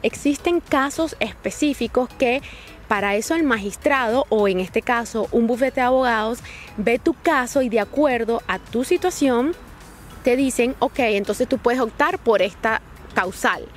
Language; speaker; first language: Spanish; native; Spanish